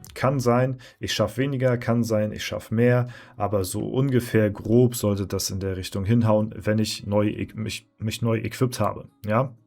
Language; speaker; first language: German; native; German